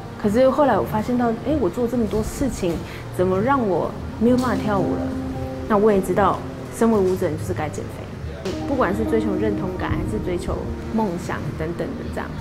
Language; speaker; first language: Chinese; native; Chinese